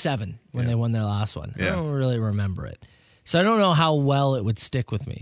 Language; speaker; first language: English; native; English